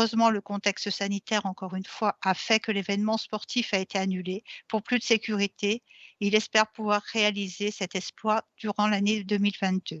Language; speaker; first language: French; native; French